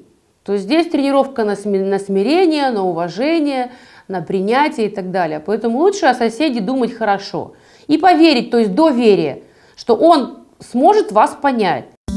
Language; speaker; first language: Russian; native; Russian